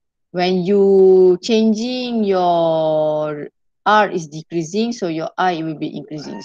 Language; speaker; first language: English; non-native, local second language; Malay